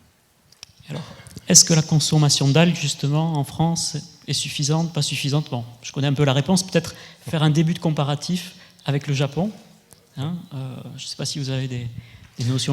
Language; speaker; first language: French; native; French